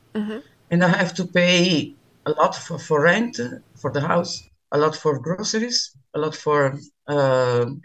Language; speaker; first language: English; non-native, learner; Italian